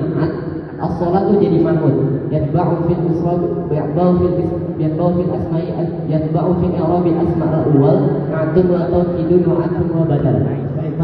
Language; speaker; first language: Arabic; non-native, learner; Indonesian